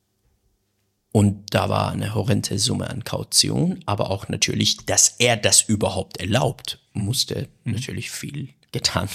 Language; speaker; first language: German; non-native, fluent; Persian